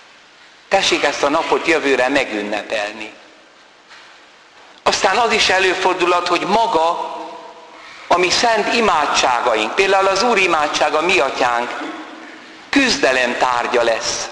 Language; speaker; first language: Hungarian; native; Hungarian